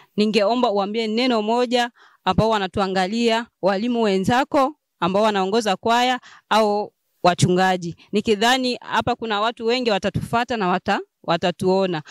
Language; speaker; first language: Swahili; native; Swahili